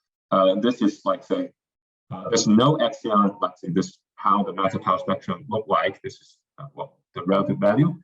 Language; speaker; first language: English; non-native, fluent; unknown